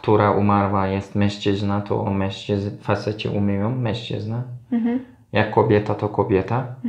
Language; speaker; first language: Polish; non-native, learner; Turkish